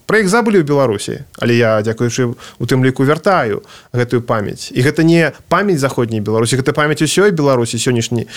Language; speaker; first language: Belarusian; non-native, local second language; Russian